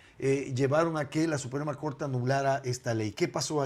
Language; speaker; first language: Spanish; native; Spanish